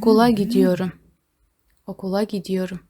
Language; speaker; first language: Turkish; non-native, fluent; Kazakh